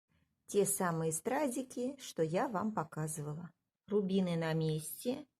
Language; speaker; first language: Russian; native; Russian